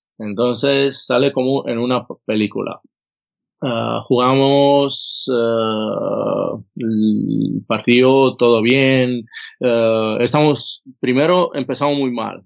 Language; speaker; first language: Spanish; non-native, fluent; Croatian